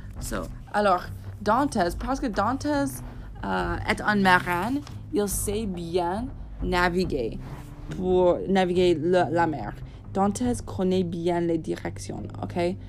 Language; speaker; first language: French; non-native, fluent; English